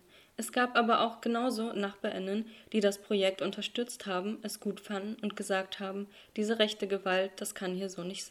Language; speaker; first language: German; native; German